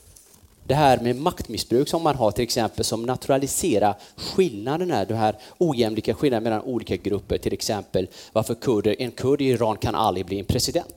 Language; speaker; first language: Swedish; non-native, fluent; Kurdish